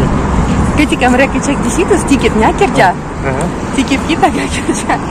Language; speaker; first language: Indonesian; non-native, learner; Russian